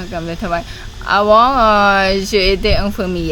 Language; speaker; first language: French; non-native, learner; Thai